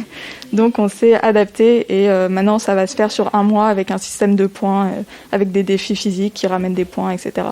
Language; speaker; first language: French; native; French